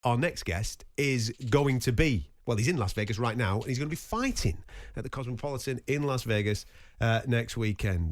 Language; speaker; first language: English; native; English